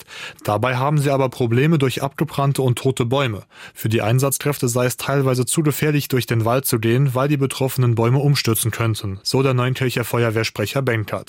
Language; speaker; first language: German; native; German